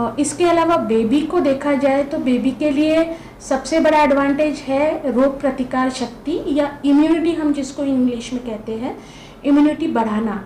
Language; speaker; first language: Hindi; non-native, local second language; Marathi